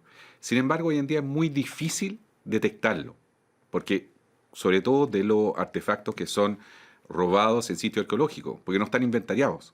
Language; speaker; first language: Spanish; native; Spanish